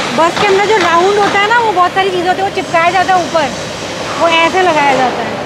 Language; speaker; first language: Hindi; native; Hindi